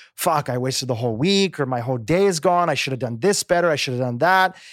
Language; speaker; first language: English; native; English